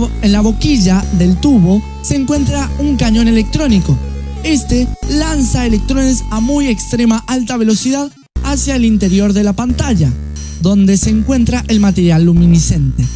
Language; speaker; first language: Spanish; native; Spanish